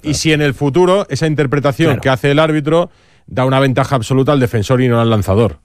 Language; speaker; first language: Spanish; native; Spanish